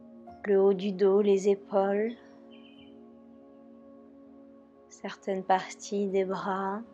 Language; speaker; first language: French; native; French